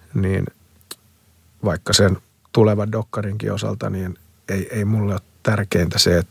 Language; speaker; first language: Finnish; early bilingual, other home language; Spanish